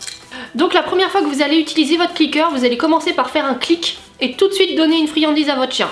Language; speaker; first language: French; native; French